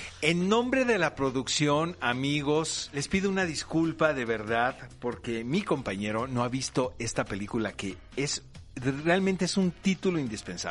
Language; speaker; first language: Spanish; native; Spanish